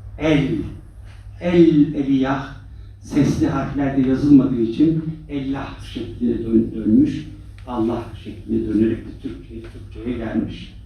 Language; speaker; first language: Turkish; native; Turkish